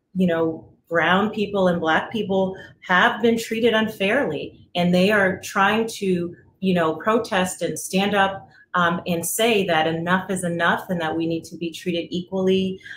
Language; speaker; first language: English; native; English